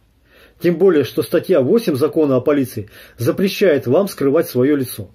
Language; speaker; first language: Russian; native; Russian